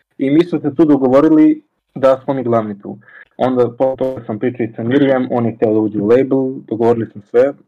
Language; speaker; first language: Serbian; native; Serbian